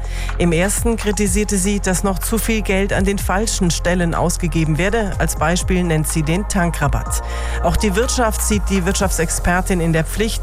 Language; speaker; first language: German; native; German